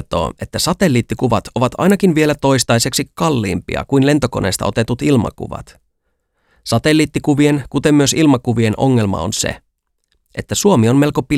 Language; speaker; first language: Finnish; native; Finnish